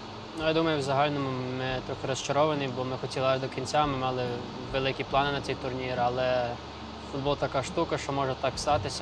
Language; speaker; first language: Ukrainian; early bilingual, other home language; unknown